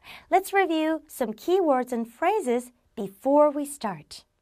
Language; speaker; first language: English; non-native, fluent; Korean